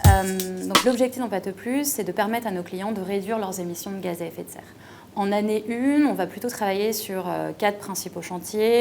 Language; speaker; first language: French; native; French